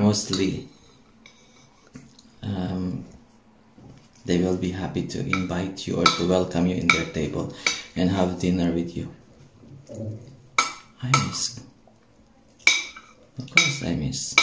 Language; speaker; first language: English; non-native, learner; Filipino